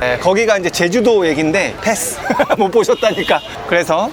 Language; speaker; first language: Korean; native; Korean